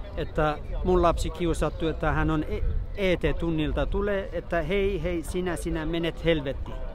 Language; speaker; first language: Finnish; non-native, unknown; Persian